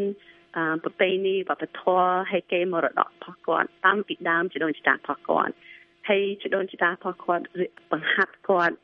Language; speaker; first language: Khmer; early bilingual, heritage; Khmer